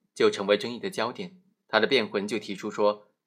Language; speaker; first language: Chinese; native; Chinese